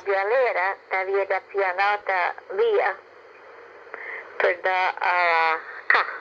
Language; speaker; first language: Italian; early bilingual, heritage; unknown